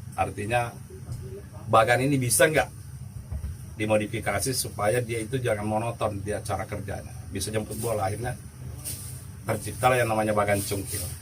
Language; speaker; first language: Indonesian; non-native, local second language; Buginese